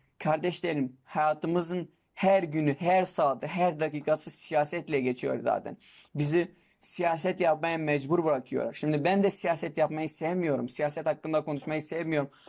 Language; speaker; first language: Turkish; non-native, local second language; Kurdish